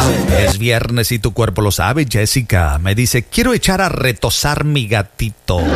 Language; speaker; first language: Spanish; native; Spanish